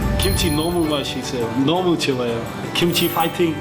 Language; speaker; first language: Korean; non-native, learner; English